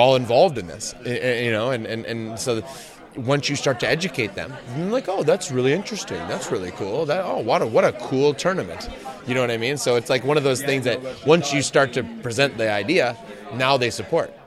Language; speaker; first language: English; native; English